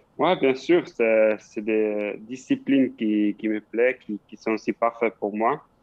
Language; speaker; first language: French; non-native, local second language; Swiss German